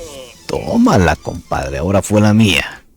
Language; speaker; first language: Spanish; native; Spanish